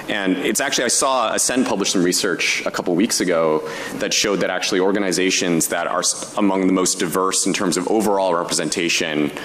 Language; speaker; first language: English; native; English